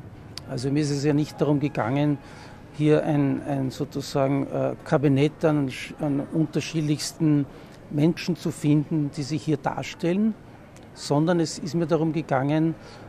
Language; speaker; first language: German; native; German